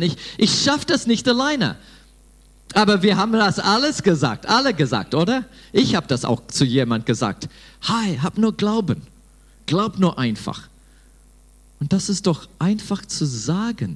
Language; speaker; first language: German; non-native, fluent; English